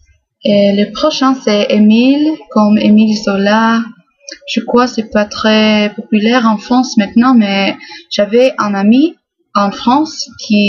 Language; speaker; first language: French; non-native, fluent; English